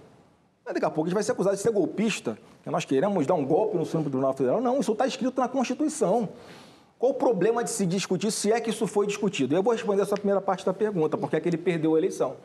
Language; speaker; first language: Portuguese; native; Portuguese